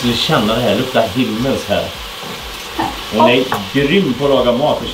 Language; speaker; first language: Swedish; native; Swedish